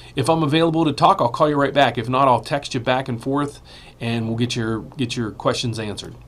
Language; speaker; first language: English; native; English